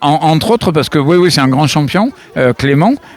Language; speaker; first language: French; native; French